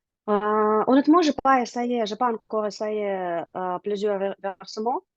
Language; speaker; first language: French; non-native, learner; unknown